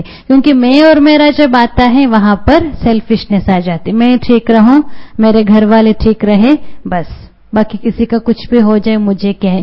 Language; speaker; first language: Hindi; native; Hindi